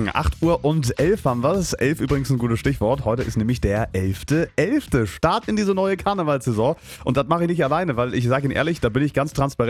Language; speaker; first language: German; native; German